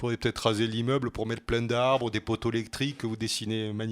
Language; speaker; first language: French; native; French